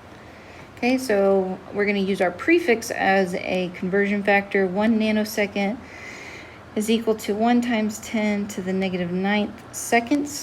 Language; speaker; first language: English; native; English